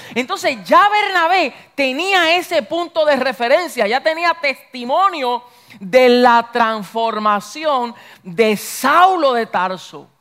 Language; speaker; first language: Spanish; early bilingual, heritage; Spanish